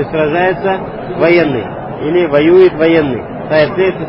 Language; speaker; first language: Russian; native; Russian